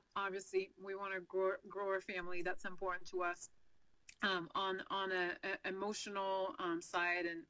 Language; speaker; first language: English; non-native, fluent; French